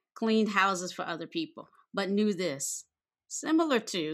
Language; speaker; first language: English; native; English